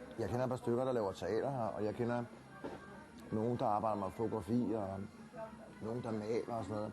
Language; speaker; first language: Danish; native; Danish